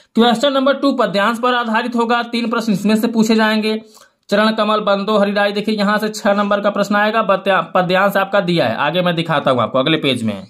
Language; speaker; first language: Hindi; native; Hindi